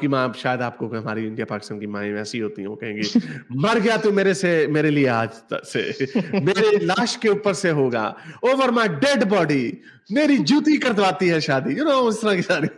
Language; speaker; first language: Hindi; native; Hindi